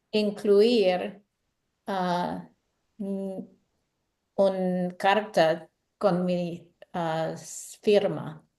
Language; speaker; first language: Spanish; non-native, learner; English